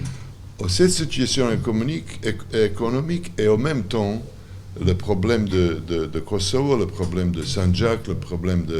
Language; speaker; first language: French; non-native, learner; Serbian